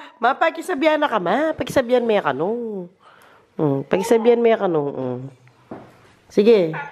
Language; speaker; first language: Filipino; non-native, local second language; Pampanga